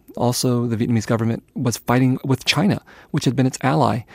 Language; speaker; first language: English; early bilingual, other home language; Vietnamese